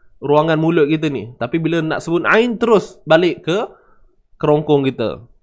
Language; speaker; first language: Malay; native; Malay